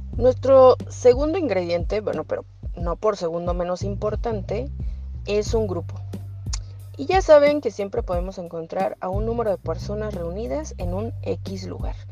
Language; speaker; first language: Spanish; native; Spanish